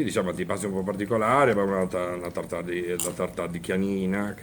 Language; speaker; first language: Italian; native; Italian